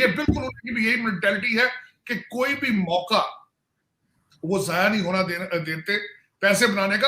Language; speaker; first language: Hindi; native; Hindi